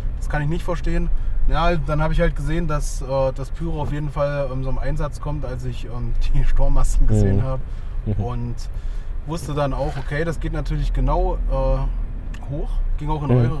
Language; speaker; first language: German; native; German